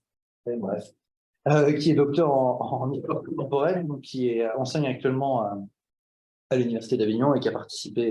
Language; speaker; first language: French; native; French